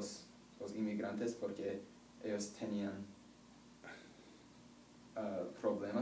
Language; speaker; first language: Spanish; non-native, learner; English